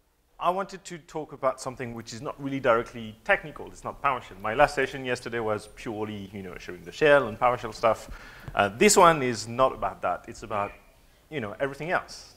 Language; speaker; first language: English; non-native, fluent; French